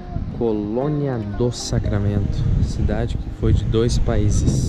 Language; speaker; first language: Portuguese; native; Portuguese